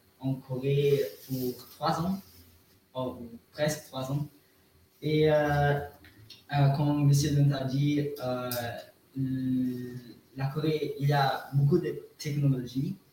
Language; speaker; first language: French; non-native, learner; German